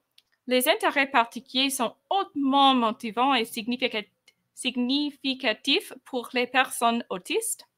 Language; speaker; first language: French; non-native, fluent; English